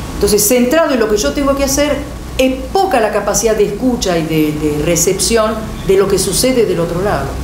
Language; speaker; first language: Spanish; non-native, fluent; Italian